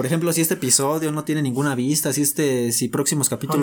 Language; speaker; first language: Spanish; native; Spanish